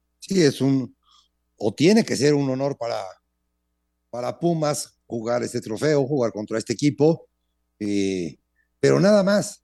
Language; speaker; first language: Spanish; native; Spanish